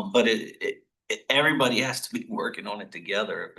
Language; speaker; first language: English; native; English